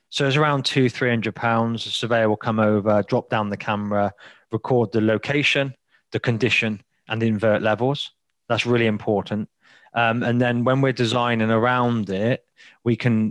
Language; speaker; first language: English; native; English